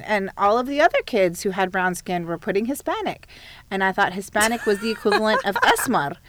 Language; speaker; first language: English; early bilingual, other home language; Arabic